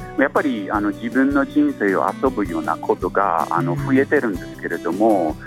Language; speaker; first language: Japanese; non-native, fluent; English